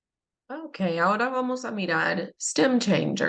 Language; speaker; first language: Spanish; non-native, fluent; English